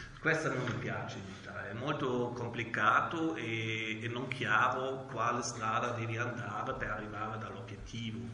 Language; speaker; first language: Italian; non-native, learner; German